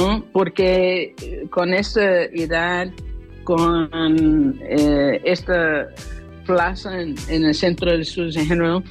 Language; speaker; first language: Spanish; non-native, fluent; English